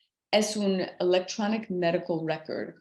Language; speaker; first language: Spanish; non-native, learner; English